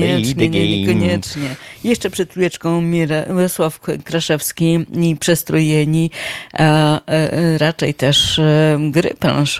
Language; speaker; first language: Polish; native; Polish